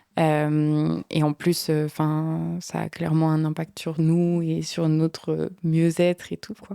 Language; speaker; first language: French; native; French